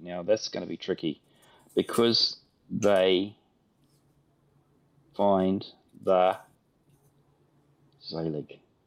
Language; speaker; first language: English; native; English